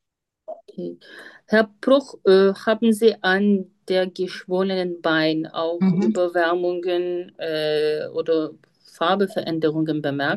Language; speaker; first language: German; non-native, fluent; Turkish